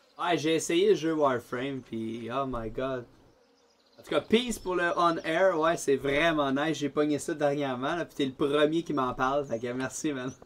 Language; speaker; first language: French; native; French